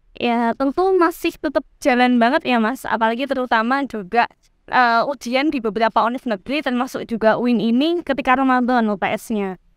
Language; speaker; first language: Indonesian; native; Indonesian